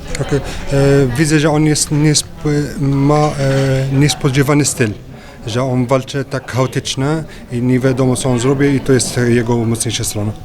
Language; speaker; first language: Polish; non-native, learner; French